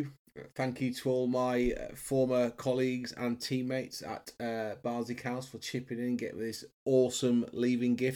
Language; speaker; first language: English; native; English